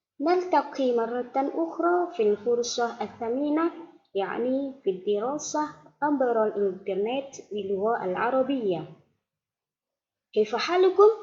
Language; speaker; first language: Arabic; non-native, fluent; Indonesian